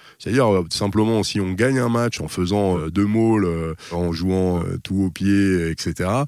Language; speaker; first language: French; native; French